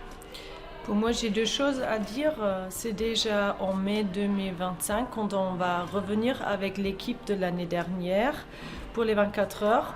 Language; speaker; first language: French; non-native, fluent; German